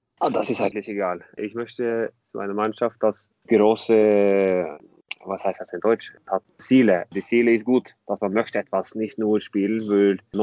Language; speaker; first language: German; non-native, fluent; Norwegian